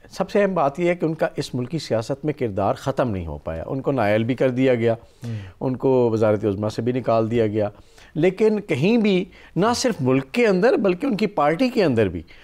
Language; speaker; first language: Urdu; non-native, local second language; Punjabi